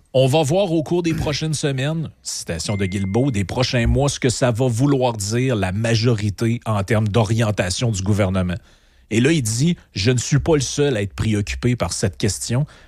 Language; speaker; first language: French; native; French